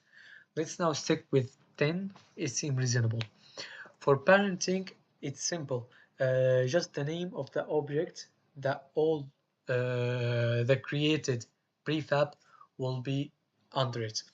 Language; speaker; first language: English; non-native, fluent; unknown